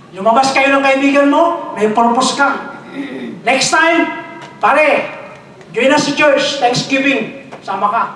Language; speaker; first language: Filipino; non-native, local second language; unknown